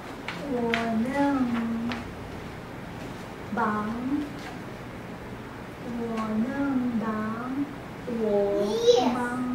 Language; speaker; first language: Chinese; non-native, learner; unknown